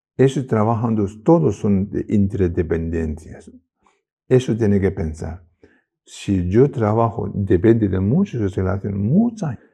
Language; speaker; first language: Spanish; non-native, learner; Tibetan